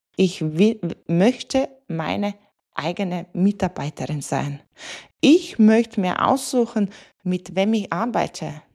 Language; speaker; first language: German; non-native, fluent; Latvian